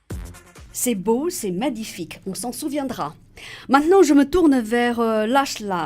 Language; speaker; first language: French; native; French